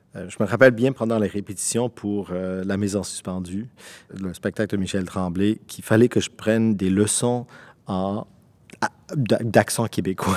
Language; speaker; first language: French; non-native, local second language; English